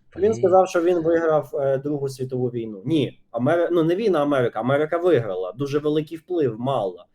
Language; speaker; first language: Ukrainian; native; Ukrainian